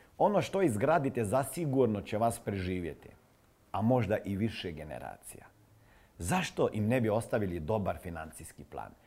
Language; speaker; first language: Croatian; non-native, fluent; Serbian